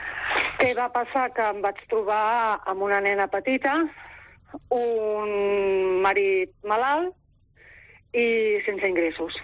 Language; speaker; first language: Catalan; non-native, local second language; Spanish